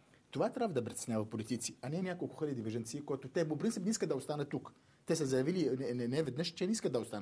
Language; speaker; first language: Bulgarian; non-native, fluent; Arabic